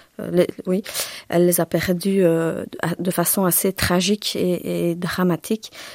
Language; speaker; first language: French; early bilingual, other home language; Turkish